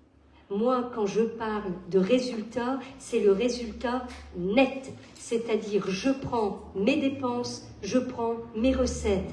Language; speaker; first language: French; native; French